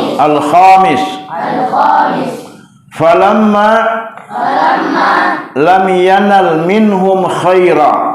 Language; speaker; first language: Arabic; non-native, fluent; Indonesian